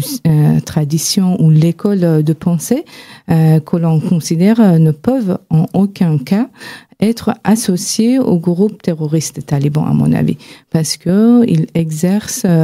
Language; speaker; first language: French; non-native, fluent; Persian